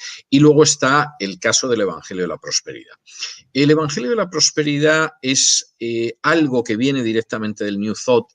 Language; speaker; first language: Spanish; native; Spanish